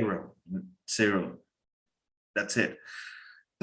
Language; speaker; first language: English; non-native, fluent; Spanish